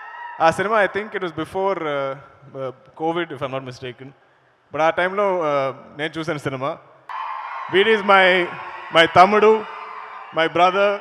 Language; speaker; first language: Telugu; non-native, learner; Malayalam